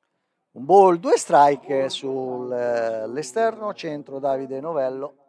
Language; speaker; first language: Italian; native; Italian